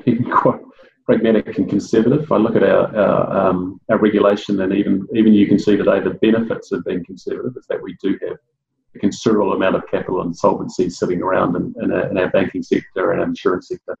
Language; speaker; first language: English; native; English